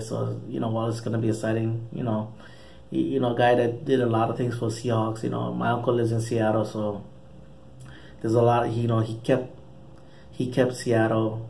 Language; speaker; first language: English; native; English